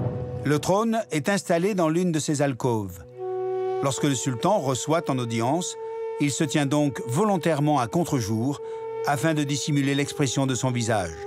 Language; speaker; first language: French; native; French